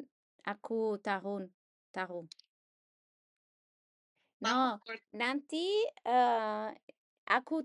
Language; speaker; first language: Indonesian; non-native, learner; English